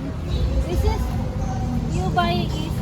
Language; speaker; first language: English; non-native, learner; Indonesian